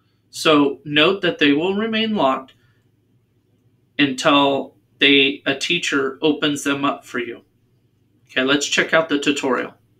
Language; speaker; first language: English; native; English